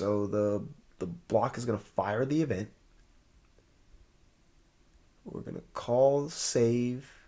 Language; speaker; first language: English; native; English